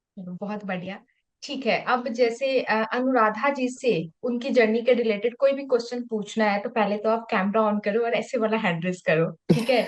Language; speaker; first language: Hindi; native; Hindi